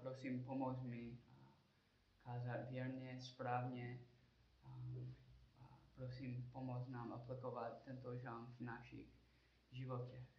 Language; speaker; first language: Czech; non-native, learner; English